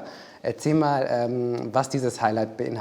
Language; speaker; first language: German; native; German